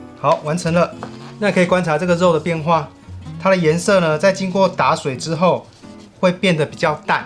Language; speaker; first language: Chinese; native; Chinese